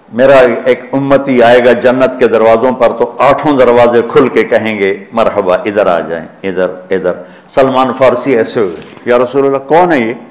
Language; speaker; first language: Urdu; non-native, local second language; Punjabi